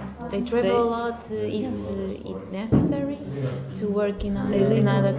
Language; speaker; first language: English; non-native, learner; Portuguese